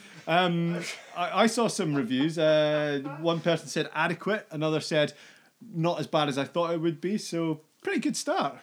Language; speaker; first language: English; native; English